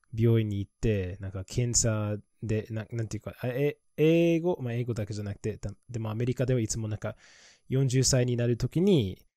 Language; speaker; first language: Japanese; non-native, fluent; English